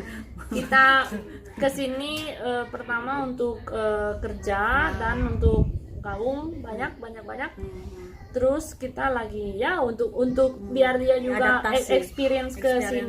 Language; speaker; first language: Indonesian; non-native, fluent; Spanish